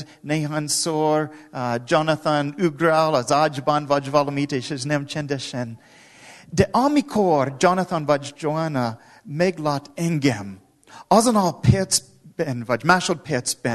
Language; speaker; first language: Hungarian; non-native, learner; English